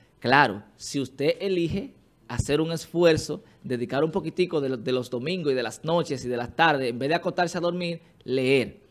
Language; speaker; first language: Spanish; native; Spanish